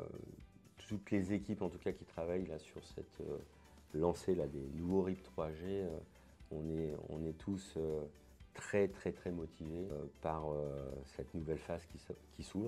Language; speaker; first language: French; native; French